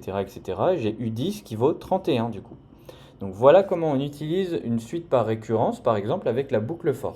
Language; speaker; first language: French; native; French